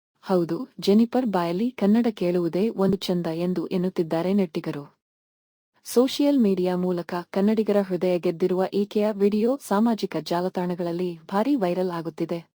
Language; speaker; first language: Kannada; native; Kannada